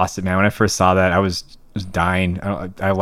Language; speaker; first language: English; native; English